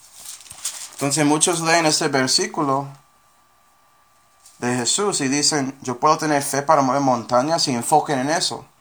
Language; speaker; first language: Spanish; non-native, fluent; English